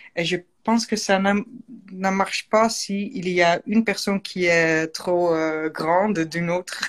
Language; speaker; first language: French; non-native, learner; Dutch